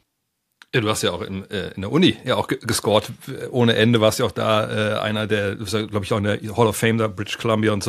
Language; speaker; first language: German; native; German